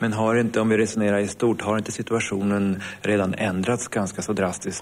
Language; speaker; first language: Swedish; native; Swedish